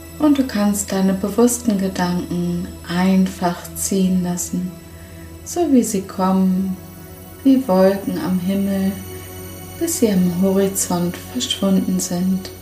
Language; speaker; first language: German; native; German